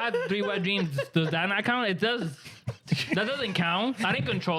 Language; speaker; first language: English; early bilingual, other home language; Spanish